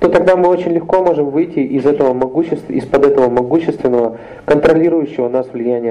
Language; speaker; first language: Russian; native; Russian